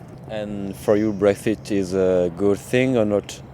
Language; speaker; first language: English; non-native, learner; French